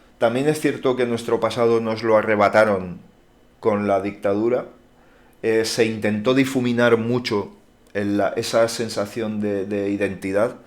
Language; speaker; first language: Spanish; non-native, local second language; Catalan